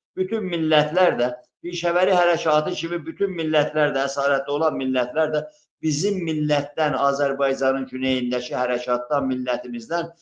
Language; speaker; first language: Azerbaijani; native; Azerbaijani